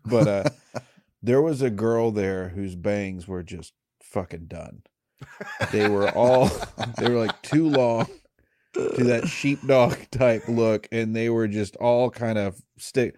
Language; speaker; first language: English; native; English